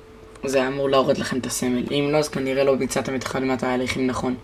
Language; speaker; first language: Hebrew; native; Hebrew